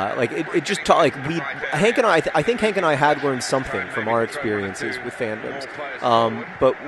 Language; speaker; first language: English; native; English